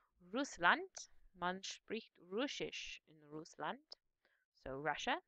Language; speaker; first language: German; non-native, fluent; English